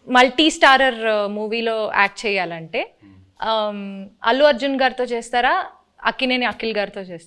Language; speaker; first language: Telugu; native; Telugu